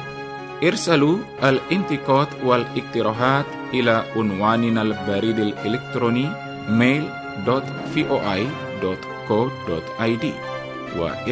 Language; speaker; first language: Arabic; non-native, fluent; Indonesian